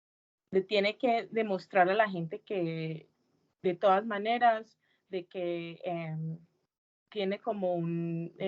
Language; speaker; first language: Spanish; early bilingual, heritage; Spanish